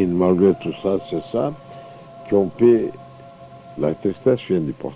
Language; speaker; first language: French; non-native, fluent; Portuguese